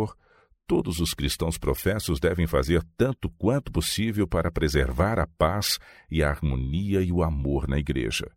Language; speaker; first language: Portuguese; native; Portuguese